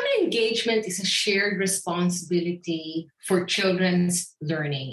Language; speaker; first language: English; non-native, local second language; Filipino